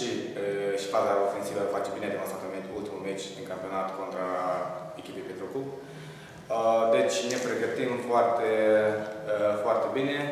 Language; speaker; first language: Romanian; native; Romanian